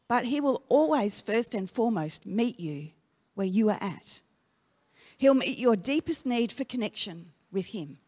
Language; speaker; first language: English; native; English